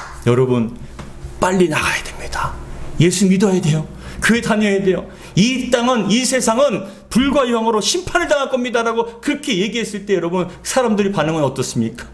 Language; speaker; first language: Korean; native; Korean